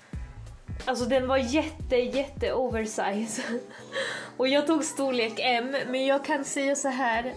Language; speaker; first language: Swedish; native; Swedish